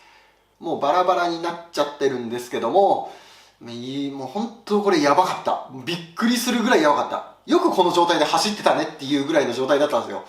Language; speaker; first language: Japanese; native; Japanese